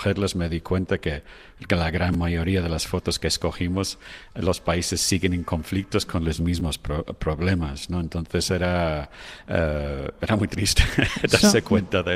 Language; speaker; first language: Spanish; non-native, fluent; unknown